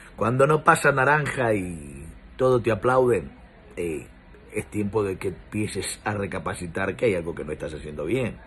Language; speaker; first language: Spanish; non-native, fluent; Persian